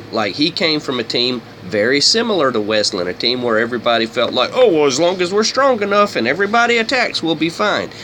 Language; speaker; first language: English; native; English